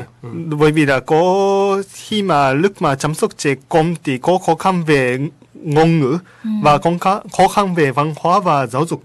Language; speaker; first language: Vietnamese; non-native, learner; Japanese